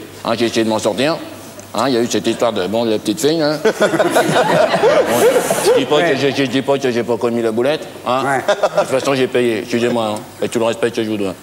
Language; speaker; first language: French; native; French